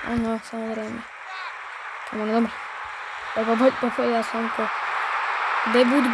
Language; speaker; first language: Slovak; native; Slovak